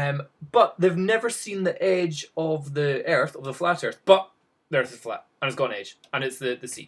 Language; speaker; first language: English; native; English